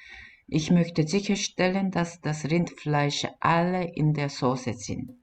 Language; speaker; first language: German; non-native, learner; Korean